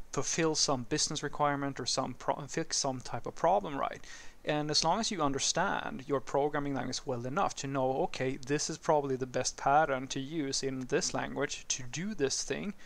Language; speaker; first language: English; non-native, fluent; Swedish